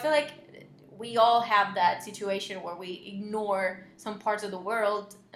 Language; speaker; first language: English; non-native, fluent; Spanish